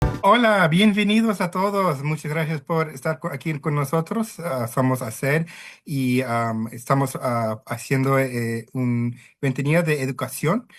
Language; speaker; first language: Spanish; early bilingual, heritage; Spanish